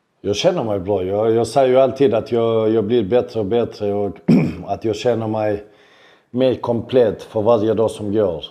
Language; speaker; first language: Swedish; early bilingual, other home language; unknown